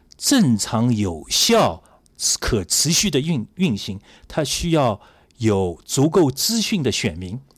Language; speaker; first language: Chinese; native; Chinese